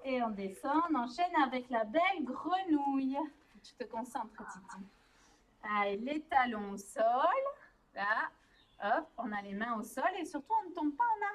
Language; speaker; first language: French; native; French